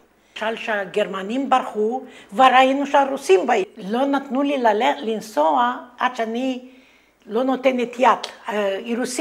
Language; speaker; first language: Hebrew; non-native, fluent; Romanian